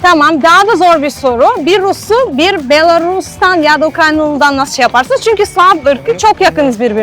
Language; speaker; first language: Turkish; non-native, fluent; Russian